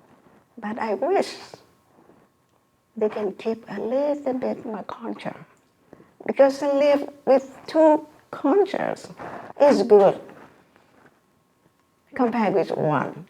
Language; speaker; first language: English; non-native, learner; Vietnamese